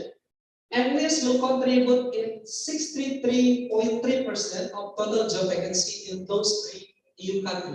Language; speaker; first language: English; non-native, fluent; Indonesian